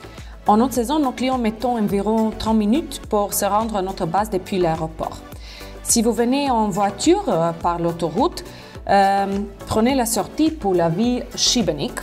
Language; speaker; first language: French; non-native, learner; Croatian